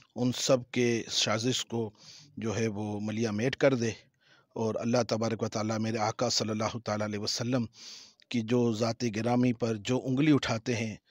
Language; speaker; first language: Urdu; native; Urdu